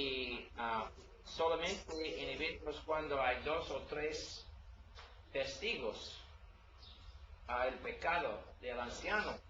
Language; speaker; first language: Spanish; non-native, learner; English